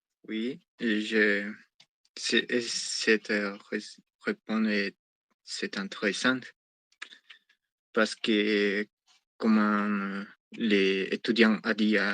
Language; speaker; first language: French; non-native, learner; Spanish